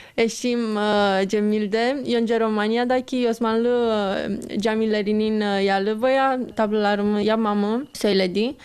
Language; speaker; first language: Turkish; non-native, learner; Romanian